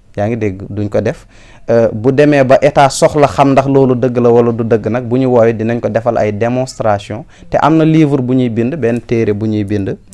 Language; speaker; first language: Wolof; non-native, local second language; Fula